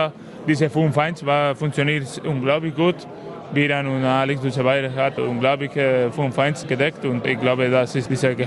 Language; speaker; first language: German; non-native, learner; Spanish